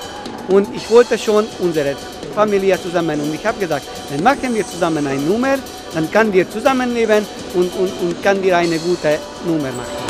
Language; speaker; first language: German; non-native, learner; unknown